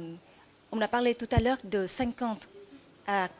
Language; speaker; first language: French; non-native, fluent; Vietnamese